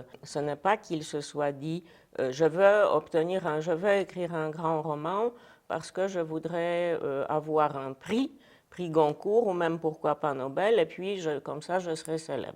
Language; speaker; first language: French; non-native, fluent; Polish